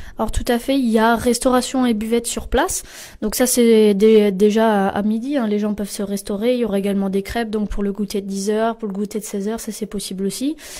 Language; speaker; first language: French; native; French